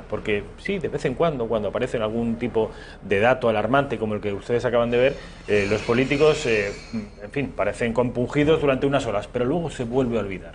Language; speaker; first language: Spanish; native; Spanish